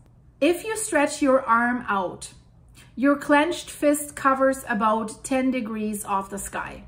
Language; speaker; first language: English; non-native, fluent; German